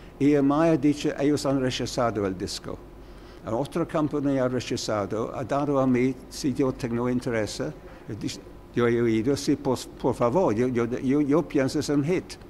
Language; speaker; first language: Spanish; non-native, learner; English